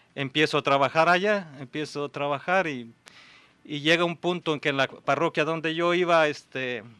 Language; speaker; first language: Spanish; native; Spanish